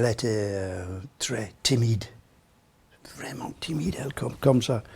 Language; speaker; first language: French; non-native, learner; English